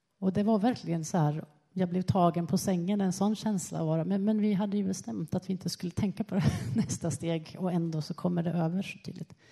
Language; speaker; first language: Swedish; native; Swedish